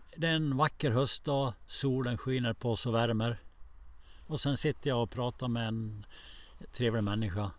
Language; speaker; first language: Swedish; native; Swedish